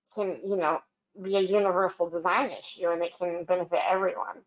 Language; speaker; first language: English; native; English